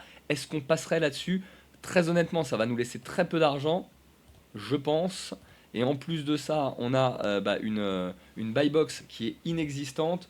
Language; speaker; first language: French; native; French